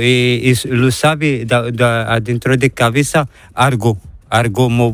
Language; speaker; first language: Spanish; non-native, learner; Arabic